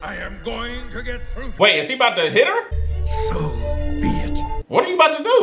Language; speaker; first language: English; native; English